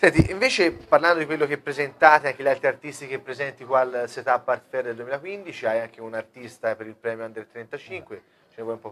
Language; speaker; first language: Italian; native; Italian